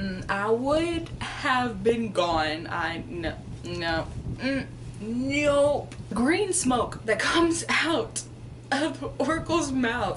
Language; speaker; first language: English; native; English